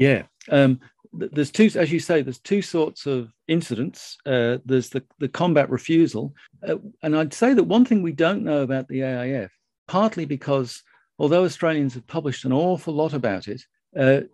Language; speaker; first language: English; native; English